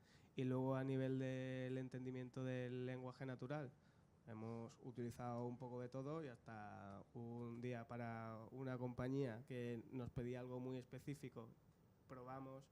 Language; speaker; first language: Spanish; native; Spanish